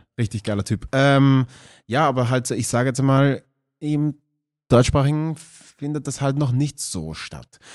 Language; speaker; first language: German; native; German